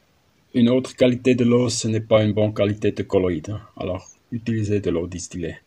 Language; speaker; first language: French; non-native, learner; German